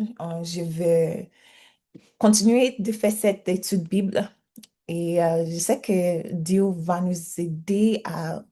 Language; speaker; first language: French; non-native, learner; English